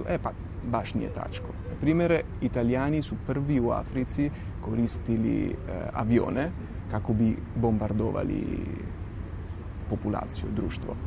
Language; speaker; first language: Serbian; non-native, fluent; Italian